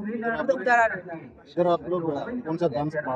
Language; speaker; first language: Hindi; non-native, local second language; Bodo